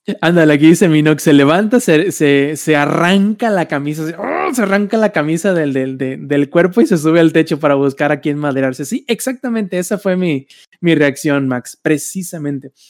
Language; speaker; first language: Spanish; native; Spanish